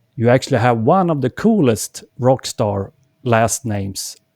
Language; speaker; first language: English; non-native, fluent; Swedish